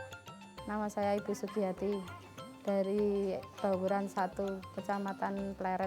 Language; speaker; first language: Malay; non-native, local second language; Javanese